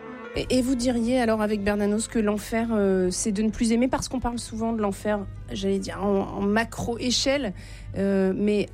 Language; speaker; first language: French; native; French